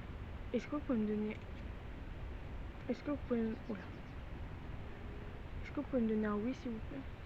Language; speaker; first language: French; native; French